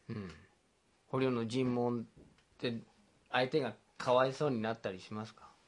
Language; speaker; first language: Japanese; non-native, fluent; English